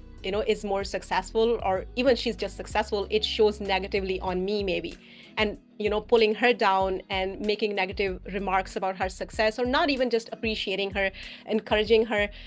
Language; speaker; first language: English; non-native, fluent; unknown